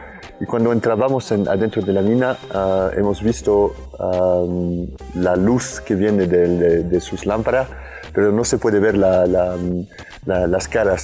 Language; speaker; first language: Spanish; non-native, fluent; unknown